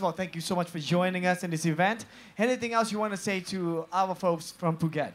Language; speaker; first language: English; non-native, fluent; Thai